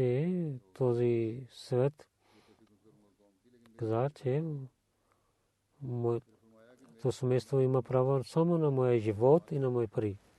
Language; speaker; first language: Bulgarian; non-native, learner; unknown